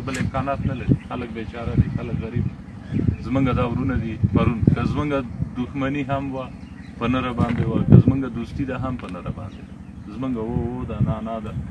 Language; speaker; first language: Pashto; native; Pashto